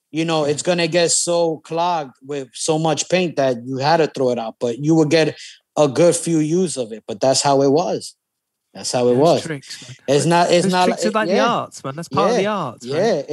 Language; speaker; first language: English; native; English